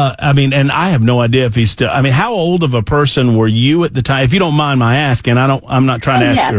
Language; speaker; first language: English; native; English